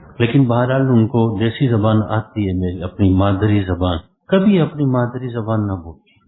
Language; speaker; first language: Urdu; non-native, local second language; Khowar